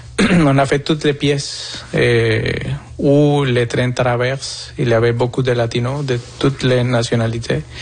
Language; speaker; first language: French; non-native, fluent; Spanish